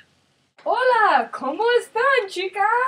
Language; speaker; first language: Spanish; non-native, learner; English